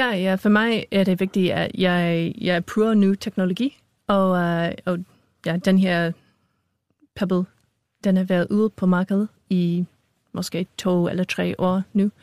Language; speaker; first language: Danish; non-native, fluent; English